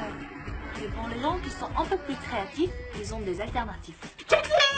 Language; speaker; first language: French; non-native, fluent; Korean